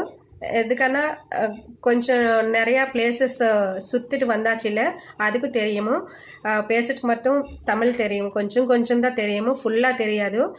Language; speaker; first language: Tamil; non-native, learner; Telugu